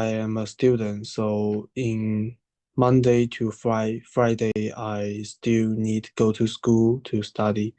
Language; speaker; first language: English; non-native, learner; Chinese